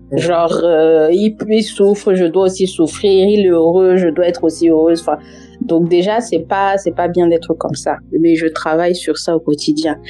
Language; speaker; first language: French; native; French